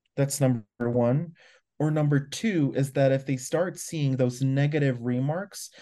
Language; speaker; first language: English; non-native, local second language; Filipino